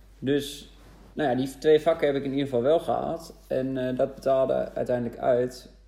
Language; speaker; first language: Dutch; non-native, fluent; German